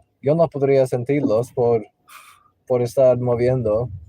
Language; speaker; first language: Spanish; non-native, learner; English